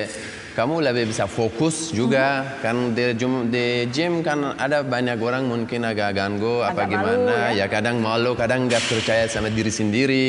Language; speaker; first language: Indonesian; non-native, learner; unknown